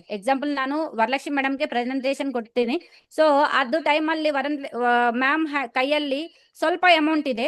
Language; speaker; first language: Kannada; non-native, learner; Telugu